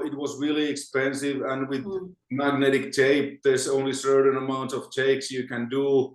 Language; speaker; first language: English; non-native, fluent; Finnish